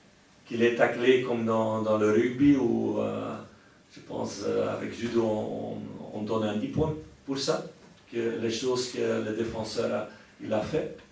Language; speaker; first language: French; non-native, local second language; Dutch